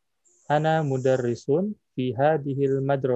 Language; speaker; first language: Arabic; non-native, learner; Indonesian